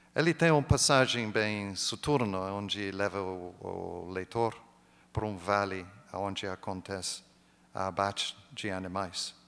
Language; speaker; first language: Portuguese; non-native, fluent; English